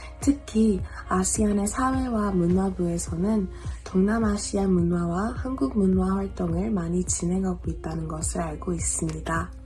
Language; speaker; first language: Korean; non-native, fluent; English